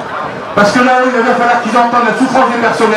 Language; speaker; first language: French; native; French